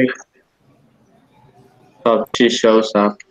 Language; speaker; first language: English; non-native, learner; Spanish